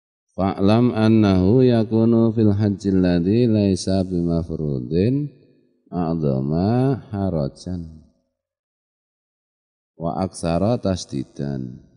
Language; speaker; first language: Arabic; non-native, fluent; Javanese